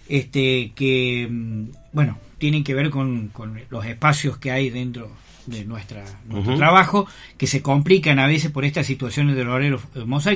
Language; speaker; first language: Spanish; native; Spanish